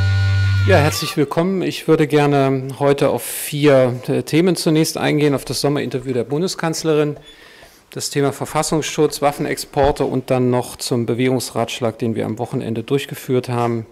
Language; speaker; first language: German; native; German